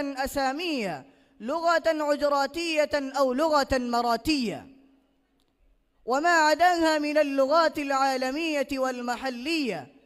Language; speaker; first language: Arabic; non-native, learner; Bangla